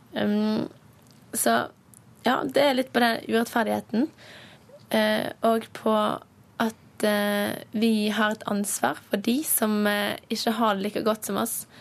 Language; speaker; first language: Norwegian; native; Norwegian